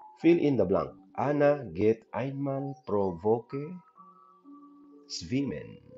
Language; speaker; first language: German; non-native, learner; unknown